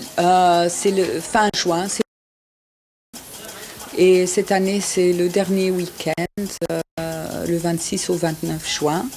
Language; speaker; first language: French; non-native, fluent; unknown